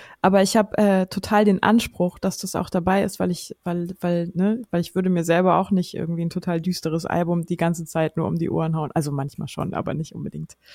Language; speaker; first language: German; native; German